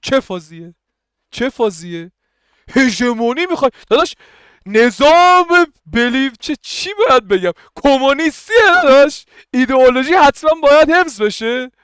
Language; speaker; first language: Persian; native; Persian